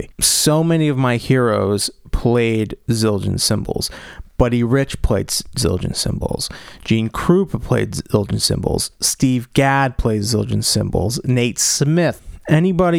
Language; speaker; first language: English; native; English